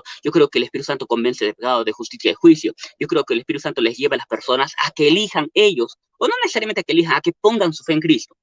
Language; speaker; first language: Spanish; native; Spanish